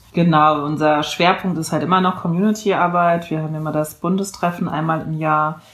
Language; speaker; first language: German; early bilingual, other home language; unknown